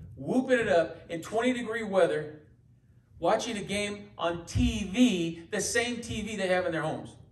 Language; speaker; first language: English; native; English